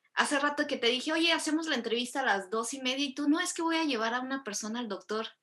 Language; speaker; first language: Spanish; early bilingual, other home language; Korean